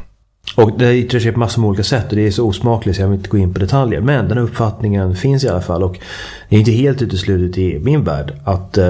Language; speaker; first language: Swedish; native; Swedish